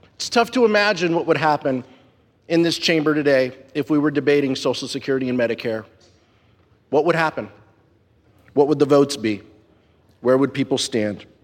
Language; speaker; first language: English; non-native, fluent; Spanish